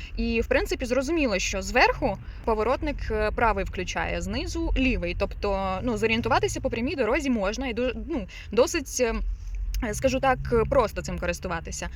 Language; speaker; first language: Ukrainian; non-native, local second language; Russian